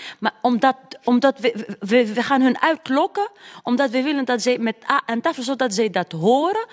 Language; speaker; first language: Dutch; non-native, fluent; Arabic